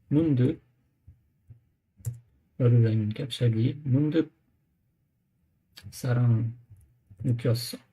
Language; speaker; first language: Korean; non-native, learner; English